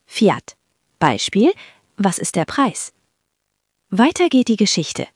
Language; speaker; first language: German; non-native, fluent; Turkish